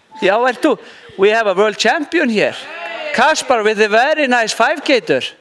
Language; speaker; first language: English; non-native, fluent; Icelandic